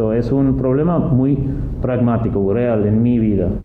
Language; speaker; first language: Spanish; non-native, learner; English